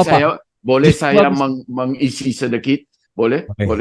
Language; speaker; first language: Indonesian; non-native, fluent; Dutch